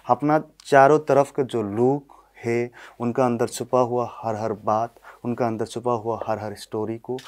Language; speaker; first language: Hindi; non-native, local second language; Bangla